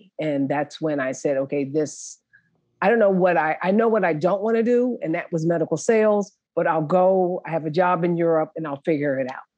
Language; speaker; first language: English; native; English